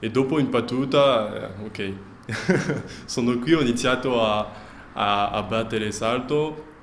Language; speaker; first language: Italian; non-native, fluent; French